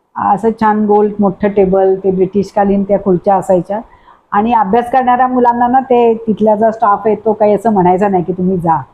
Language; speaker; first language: Marathi; non-native, local second language; Kannada